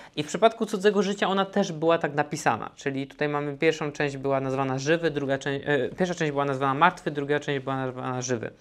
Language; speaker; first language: Polish; native; Polish